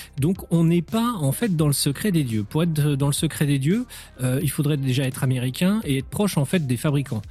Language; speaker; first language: French; native; French